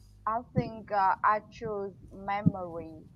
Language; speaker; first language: English; non-native, learner; Vietnamese